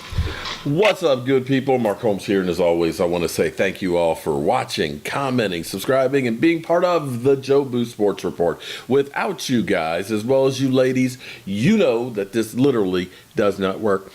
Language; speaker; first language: English; native; English